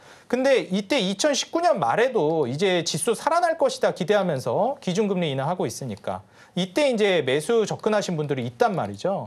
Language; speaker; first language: Korean; native; Korean